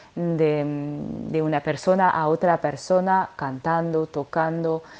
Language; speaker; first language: Spanish; non-native, fluent; French